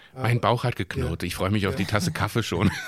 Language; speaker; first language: German; native; German